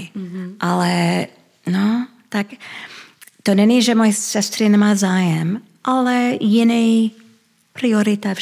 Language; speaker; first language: Czech; early bilingual, heritage; Czech